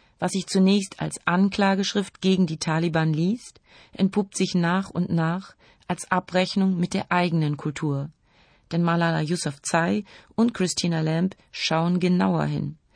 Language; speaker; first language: German; native; German